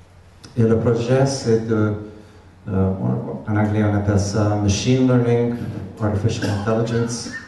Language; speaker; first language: French; non-native, fluent; Hungarian